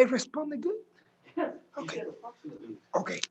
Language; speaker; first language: English; non-native, learner; Spanish